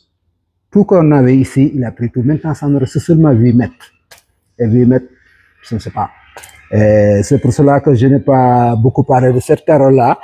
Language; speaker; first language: French; non-native, local second language; Wolof